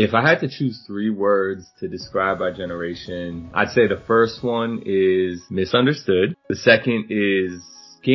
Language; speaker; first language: English; native; English